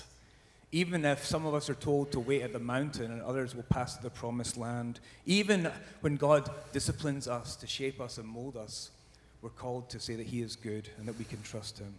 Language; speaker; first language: English; native; English